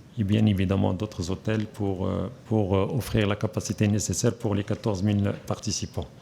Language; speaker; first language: French; non-native, local second language; Arabic